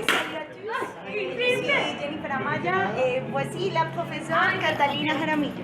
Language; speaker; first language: French; non-native, learner; Spanish